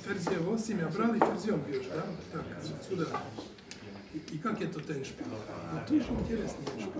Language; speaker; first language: Russian; non-native, learner; Serbian